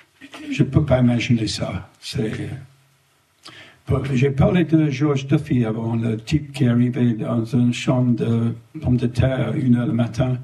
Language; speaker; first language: French; non-native, fluent; English